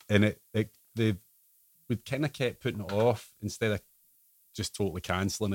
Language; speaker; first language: English; native; English